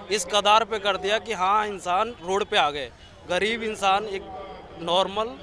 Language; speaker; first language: Hindi; native; Hindi